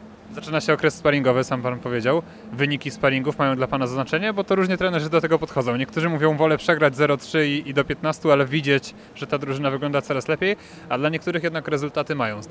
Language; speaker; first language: Polish; native; Polish